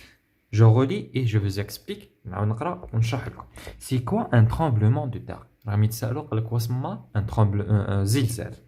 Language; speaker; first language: French; non-native, local second language; Arabic